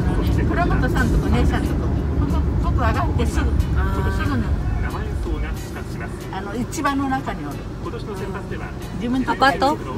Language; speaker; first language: Japanese; non-native, learner; Waray